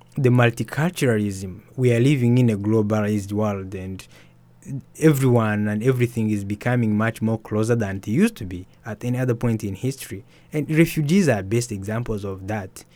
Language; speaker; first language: English; early bilingual, other home language; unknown